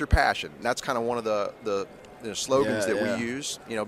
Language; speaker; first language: English; native; English